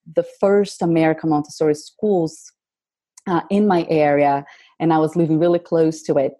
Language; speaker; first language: English; non-native, fluent; Portuguese